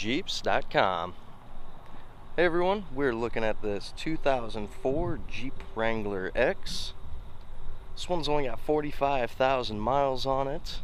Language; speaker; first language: English; native; English